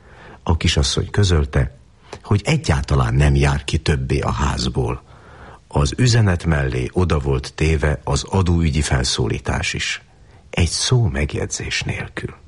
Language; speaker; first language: Hungarian; native; Hungarian